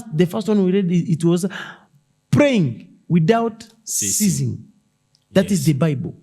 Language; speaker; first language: English; non-native, local second language; Swahili